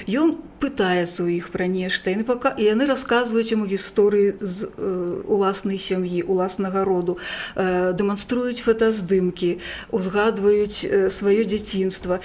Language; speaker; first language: Belarusian; native; Belarusian